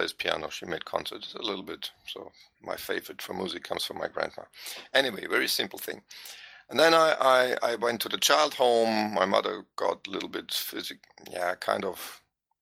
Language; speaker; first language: English; non-native, fluent; German